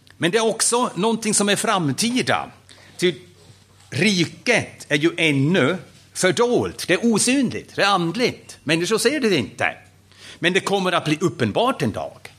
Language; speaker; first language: Swedish; non-native, fluent; German